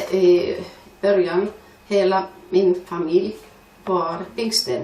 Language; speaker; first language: Swedish; non-native, fluent; Finnish